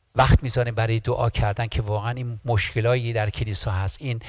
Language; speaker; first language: Persian; early bilingual, heritage; Persian